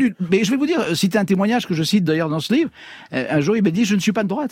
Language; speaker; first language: French; native; French